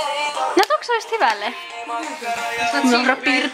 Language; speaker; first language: Finnish; native; Finnish